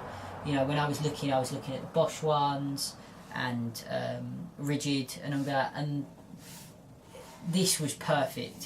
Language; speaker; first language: English; native; English